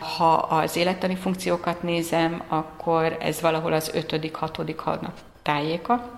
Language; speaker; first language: Hungarian; native; Hungarian